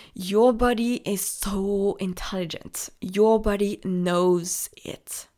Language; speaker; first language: English; non-native, fluent; French